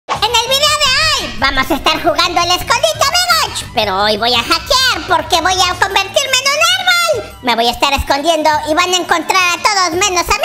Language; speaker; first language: Spanish; native; Spanish